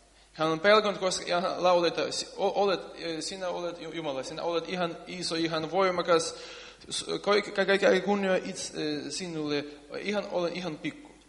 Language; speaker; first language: Finnish; non-native, learner; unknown